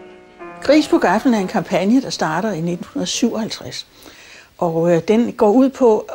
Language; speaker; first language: Danish; native; Danish